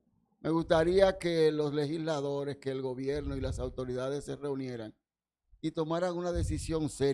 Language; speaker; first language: Spanish; native; Spanish